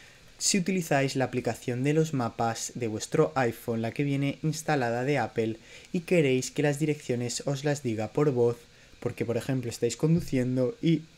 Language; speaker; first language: Spanish; native; Spanish